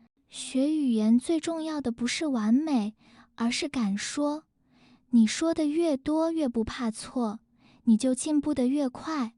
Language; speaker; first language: Chinese; non-native, fluent; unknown